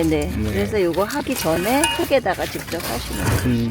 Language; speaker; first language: Korean; native; Korean